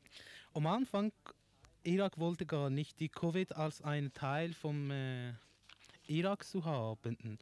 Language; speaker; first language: German; non-native, learner; Persian